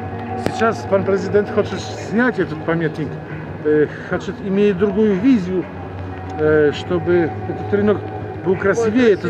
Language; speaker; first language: Russian; non-native, learner; Polish